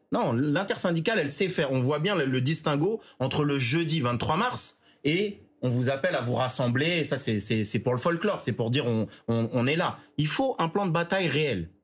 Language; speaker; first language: French; native; French